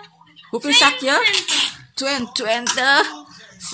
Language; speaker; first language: Dutch; non-native, learner; Indonesian